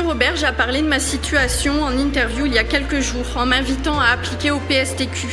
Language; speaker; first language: French; native; French